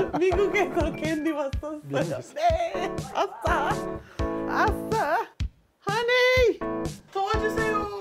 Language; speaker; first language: Korean; non-native, learner; English